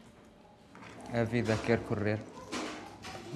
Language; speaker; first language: Portuguese; non-native, learner; Arabic